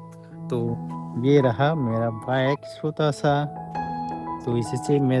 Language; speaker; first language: Hindi; non-native, local second language; Kok Borok